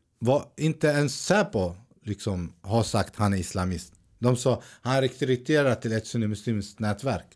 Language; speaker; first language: Swedish; early bilingual, other home language; Arabic